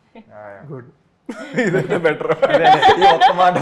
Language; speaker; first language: Telugu; native; Telugu